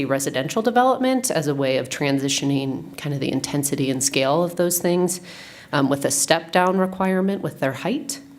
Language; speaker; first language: English; native; English